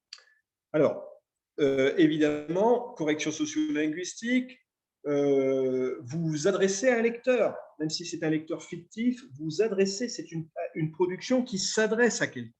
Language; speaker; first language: French; native; French